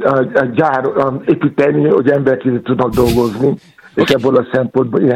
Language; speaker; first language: Hungarian; non-native, fluent; Yoruba